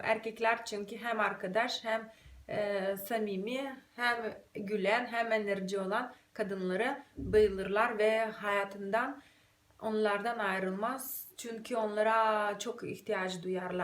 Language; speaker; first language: Turkish; non-native, fluent; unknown